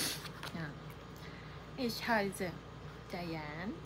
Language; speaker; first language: German; non-native, learner; Filipino